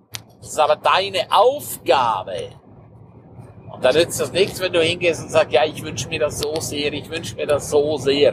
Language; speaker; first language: German; non-native, local second language; Romansh